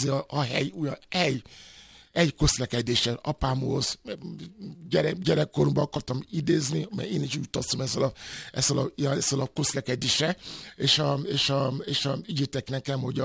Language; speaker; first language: Hungarian; non-native, fluent; Yoruba